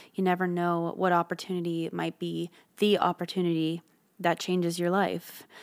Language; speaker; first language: English; native; English